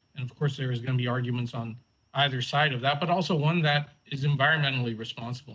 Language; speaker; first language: English; native; English